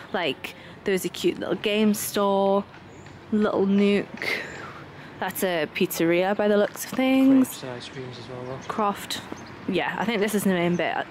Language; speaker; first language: English; native; English